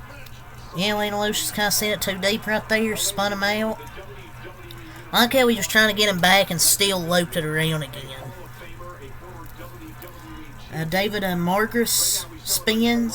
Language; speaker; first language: English; native; English